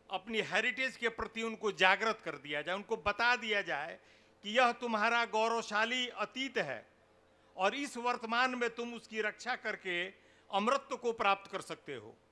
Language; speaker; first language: Hindi; native; Hindi